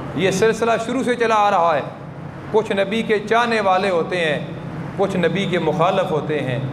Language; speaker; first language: Urdu; non-native, local second language; Punjabi